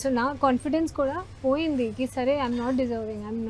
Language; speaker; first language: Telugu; non-native, learner; Hindi